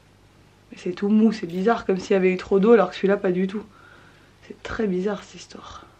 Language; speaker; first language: French; native; French